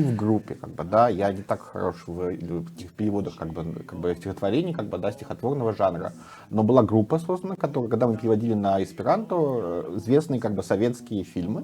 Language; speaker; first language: Russian; native; Russian